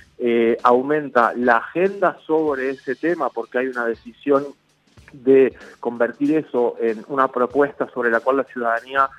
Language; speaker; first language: Spanish; native; Spanish